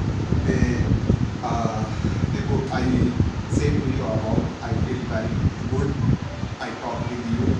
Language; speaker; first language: English; non-native, local second language; Hindi